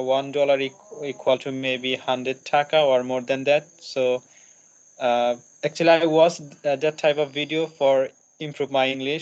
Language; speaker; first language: English; non-native, learner; Bangla